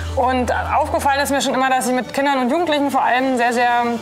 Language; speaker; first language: German; native; German